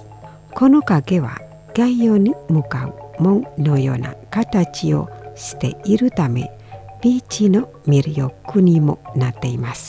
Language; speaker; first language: Japanese; non-native, fluent; Indonesian